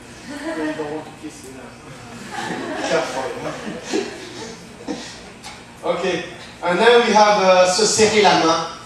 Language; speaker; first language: English; non-native, fluent; French